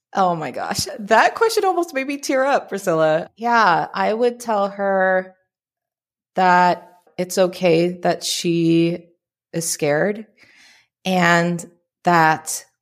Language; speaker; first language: English; early bilingual, other home language; Filipino